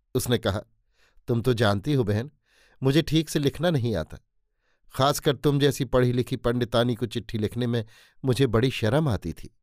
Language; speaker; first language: Hindi; native; Hindi